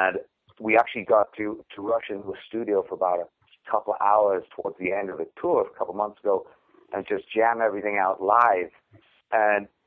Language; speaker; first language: English; native; English